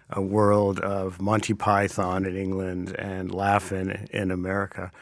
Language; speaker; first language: English; native; English